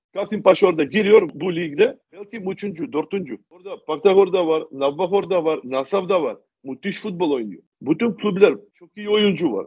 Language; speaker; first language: Turkish; non-native, learner; Macedonian